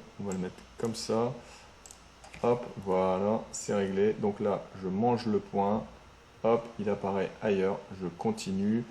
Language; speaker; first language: French; native; French